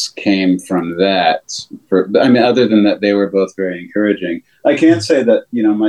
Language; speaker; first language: English; native; English